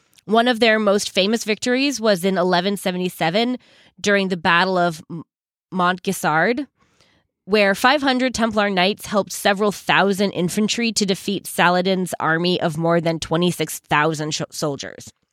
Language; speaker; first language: English; native; English